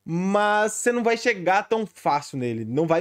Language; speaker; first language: Portuguese; native; Portuguese